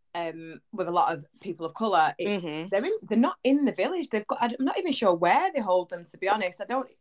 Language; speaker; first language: English; native; English